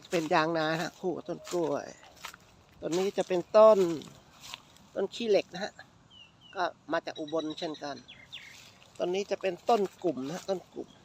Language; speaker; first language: Thai; native; Thai